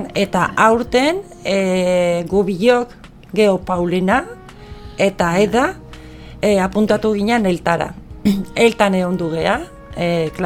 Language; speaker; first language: Basque; non-native, learner; Spanish